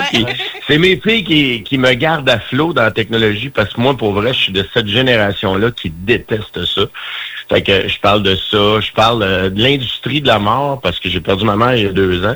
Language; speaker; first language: French; native; French